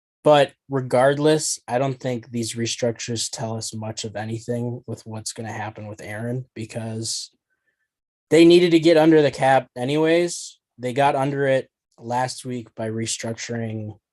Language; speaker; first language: English; native; English